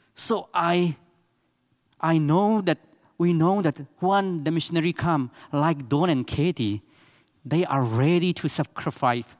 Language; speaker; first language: English; non-native, learner; Burmese